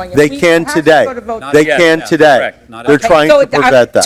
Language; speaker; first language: English; native; English